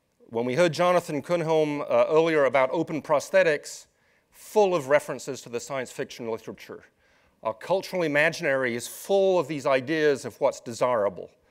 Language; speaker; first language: English; native; English